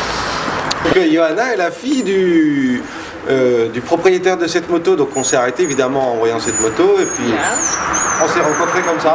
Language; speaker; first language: French; native; French